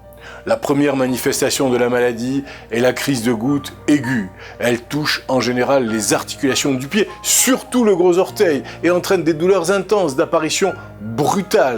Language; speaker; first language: French; native; French